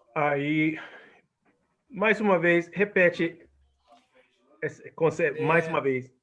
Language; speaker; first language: Portuguese; non-native, fluent; English